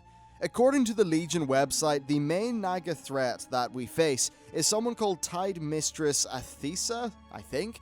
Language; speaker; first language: English; native; English